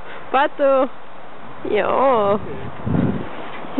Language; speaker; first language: Finnish; non-native, learner; English